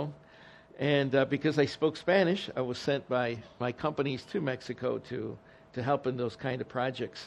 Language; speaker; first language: English; early bilingual, other home language; Spanish